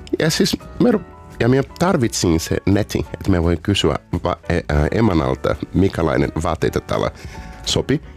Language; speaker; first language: Finnish; non-native, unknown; Portuguese